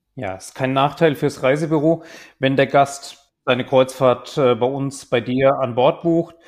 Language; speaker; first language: German; native; German